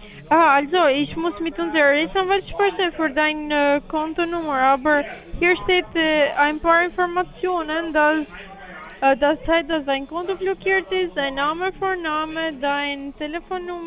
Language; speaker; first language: German; non-native, learner; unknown